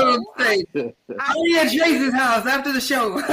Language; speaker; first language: English; native; English